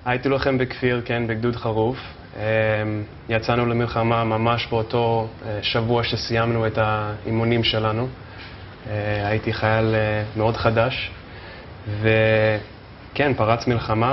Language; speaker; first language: Hebrew; non-native, fluent; English